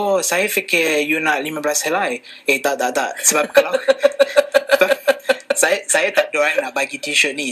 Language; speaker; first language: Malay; non-native, fluent; English